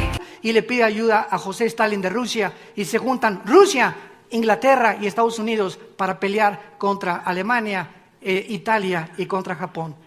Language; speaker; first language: Spanish; native; Spanish